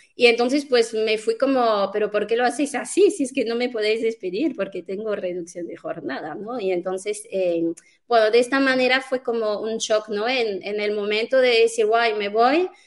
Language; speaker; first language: Spanish; non-native, fluent; French